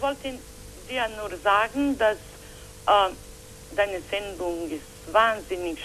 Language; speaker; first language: German; non-native, learner; Croatian